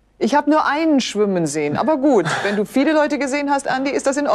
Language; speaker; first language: German; native; German